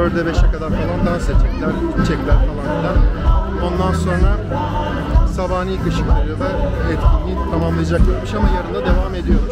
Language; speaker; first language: Turkish; native; Turkish